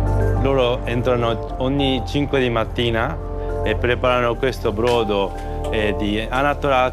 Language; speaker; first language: Italian; non-native, learner; Japanese